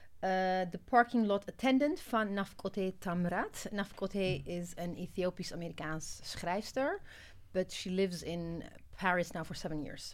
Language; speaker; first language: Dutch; non-native, fluent; Amharic